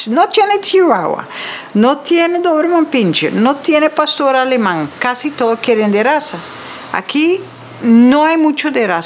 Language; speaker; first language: Spanish; non-native, fluent; Dutch